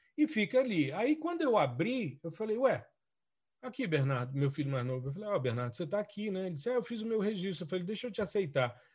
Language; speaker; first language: Portuguese; native; Portuguese